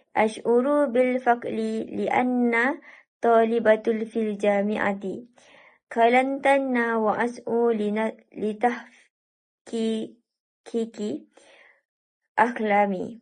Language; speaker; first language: Arabic; non-native, learner; Malay